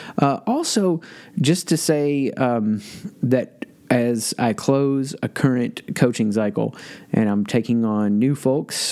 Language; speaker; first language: English; native; English